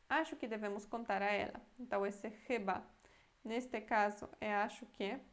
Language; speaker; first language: Portuguese; non-native, fluent; Polish